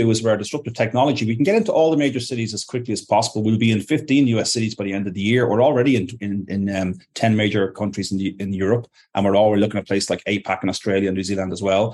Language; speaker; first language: English; native; English